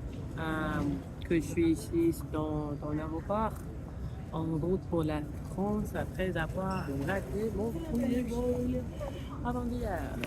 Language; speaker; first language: French; non-native, fluent; English